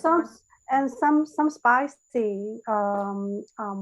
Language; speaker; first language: English; non-native, learner; Chinese